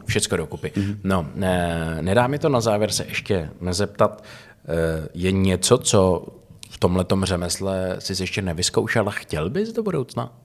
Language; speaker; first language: Czech; native; Czech